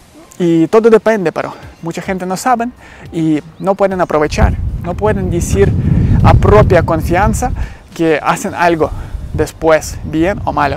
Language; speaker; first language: Spanish; non-native, learner; Ukrainian